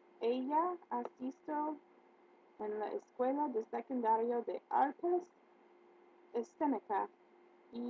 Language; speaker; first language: Spanish; non-native, learner; English